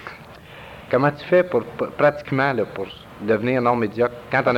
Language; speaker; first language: French; native; French